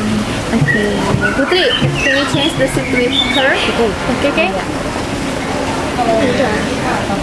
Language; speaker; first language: English; non-native, learner; Indonesian